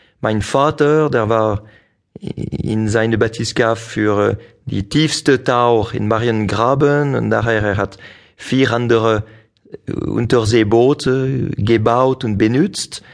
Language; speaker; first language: German; non-native, local second language; French